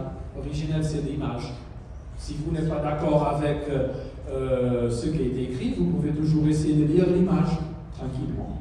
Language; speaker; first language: French; non-native, fluent; Portuguese